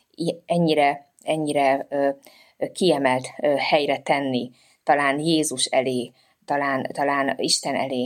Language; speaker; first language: Hungarian; native; Hungarian